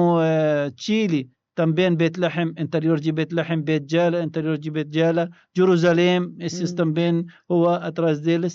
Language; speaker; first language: Portuguese; non-native, learner; Arabic